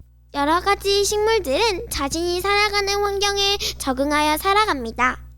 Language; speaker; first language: Korean; native; Korean